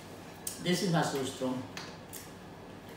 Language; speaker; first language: English; non-native, learner; Filipino